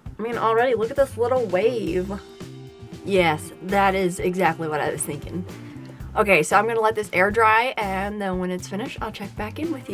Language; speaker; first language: English; native; English